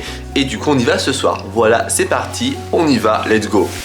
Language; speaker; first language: French; native; French